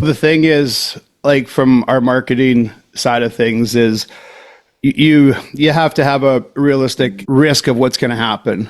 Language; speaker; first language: English; native; English